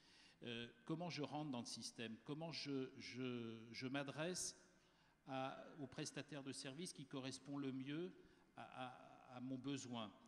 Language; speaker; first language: French; native; French